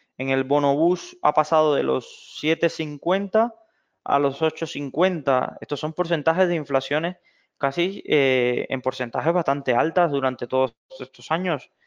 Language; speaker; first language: Spanish; native; Spanish